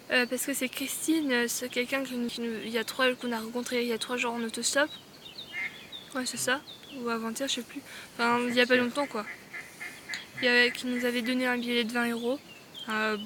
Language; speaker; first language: French; native; French